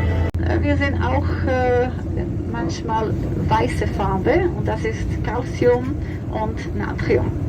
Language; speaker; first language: German; non-native, fluent; Spanish